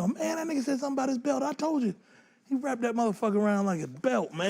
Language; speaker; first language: English; native; English